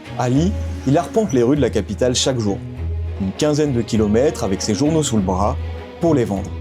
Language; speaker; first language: French; native; French